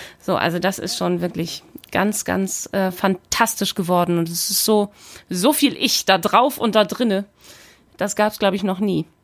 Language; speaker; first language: German; native; German